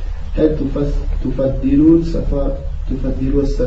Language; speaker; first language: Arabic; non-native, learner; French